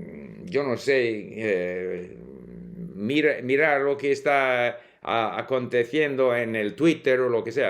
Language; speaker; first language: Spanish; non-native, fluent; English